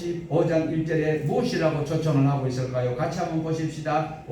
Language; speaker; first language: Korean; native; Korean